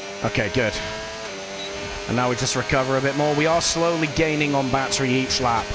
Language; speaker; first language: English; native; English